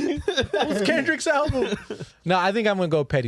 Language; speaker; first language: English; native; English